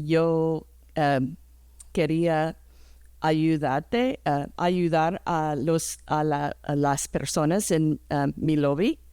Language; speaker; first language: Spanish; early bilingual, heritage; English